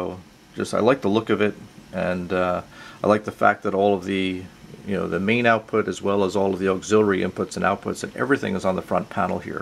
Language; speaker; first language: English; native; English